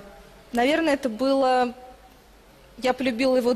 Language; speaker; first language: Russian; native; Russian